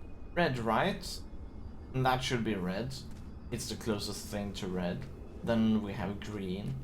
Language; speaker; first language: English; non-native, fluent; Chinese